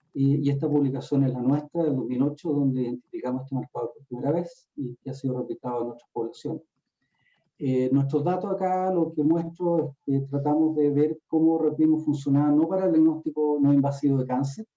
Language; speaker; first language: Spanish; native; Spanish